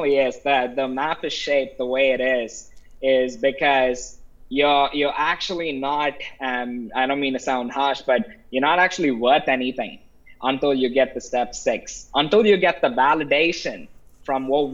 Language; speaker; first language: English; non-native, local second language; Tamil